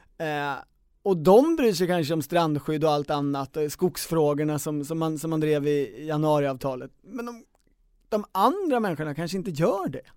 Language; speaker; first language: Swedish; native; Swedish